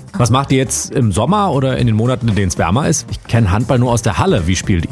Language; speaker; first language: German; native; German